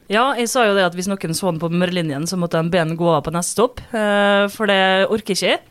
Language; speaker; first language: Norwegian; native; Norwegian